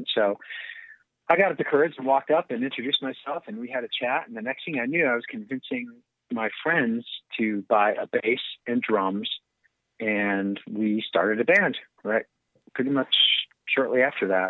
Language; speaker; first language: English; native; English